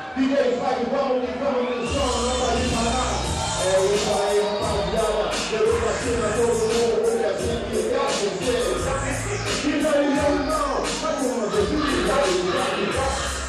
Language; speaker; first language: Portuguese; native; Portuguese